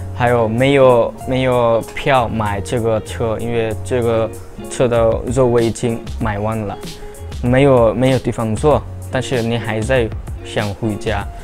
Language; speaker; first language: Chinese; non-native, learner; Bangla